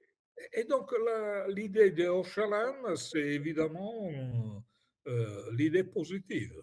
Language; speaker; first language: French; non-native, fluent; Italian